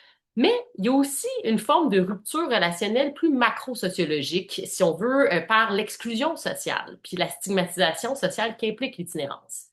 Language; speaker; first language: French; native; French